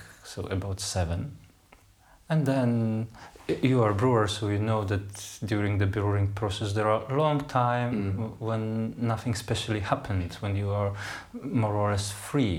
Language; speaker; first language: English; non-native, fluent; Polish